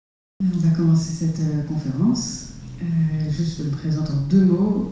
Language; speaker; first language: French; native; French